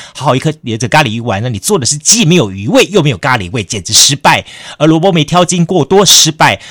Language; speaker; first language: Chinese; native; Chinese